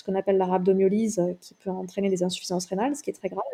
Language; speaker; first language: French; native; French